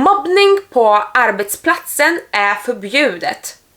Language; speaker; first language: Swedish; non-native, fluent; Polish